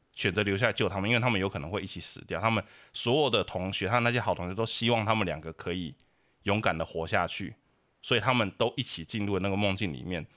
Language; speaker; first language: Chinese; native; Chinese